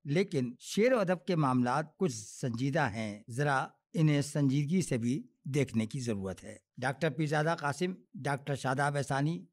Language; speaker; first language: Urdu; native; Urdu